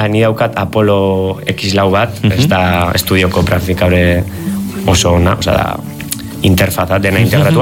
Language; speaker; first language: Basque; native; Basque